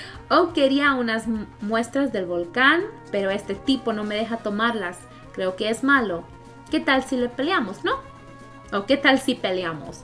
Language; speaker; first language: Spanish; early bilingual, heritage; Spanish